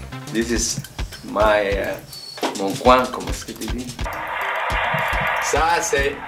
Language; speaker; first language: French; non-native, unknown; Spanish